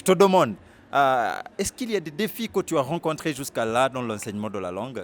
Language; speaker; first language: French; non-native, fluent; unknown